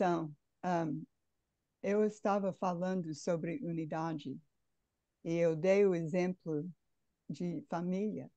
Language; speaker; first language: Portuguese; non-native, fluent; English